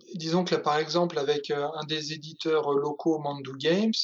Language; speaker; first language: French; native; French